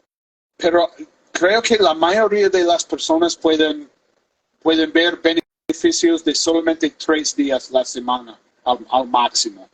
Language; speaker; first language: Spanish; non-native, fluent; English